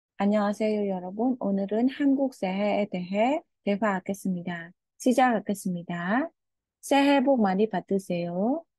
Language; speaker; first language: Korean; non-native, fluent; Khmer